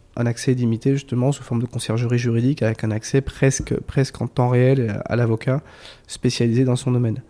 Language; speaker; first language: French; native; French